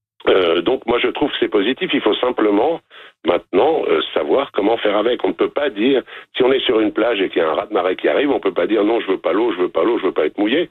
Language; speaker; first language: French; native; French